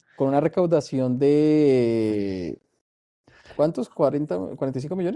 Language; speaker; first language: Spanish; native; Spanish